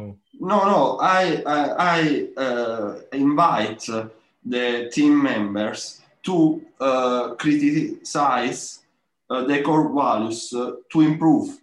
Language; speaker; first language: English; non-native, learner; Italian